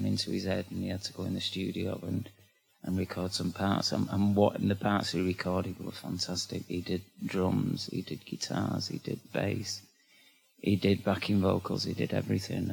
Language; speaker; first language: English; native; English